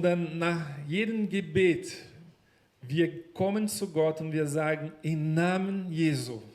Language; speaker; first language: German; non-native, learner; Portuguese